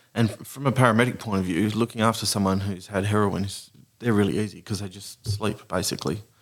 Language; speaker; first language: English; native; English